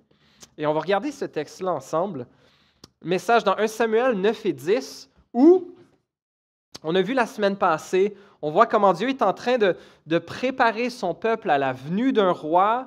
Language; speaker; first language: French; native; French